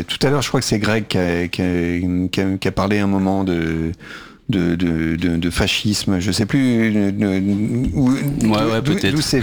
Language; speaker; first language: French; native; French